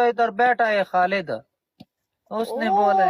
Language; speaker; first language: Hindi; non-native, fluent; Pashto